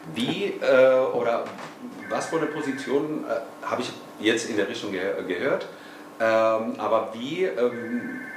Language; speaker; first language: German; non-native, fluent; Spanish